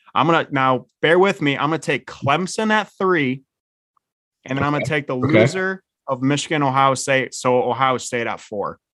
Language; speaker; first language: English; native; English